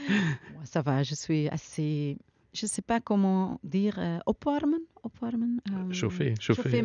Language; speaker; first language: French; non-native, learner; Dutch